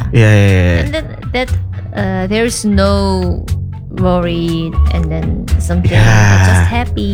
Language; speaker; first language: English; non-native, learner; Korean